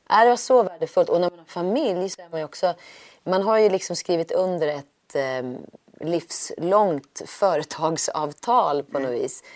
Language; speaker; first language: Swedish; native; Swedish